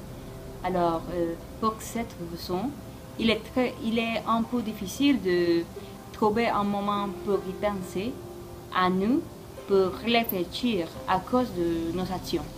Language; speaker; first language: French; non-native, learner; Spanish